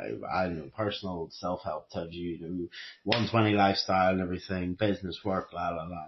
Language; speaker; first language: English; native; English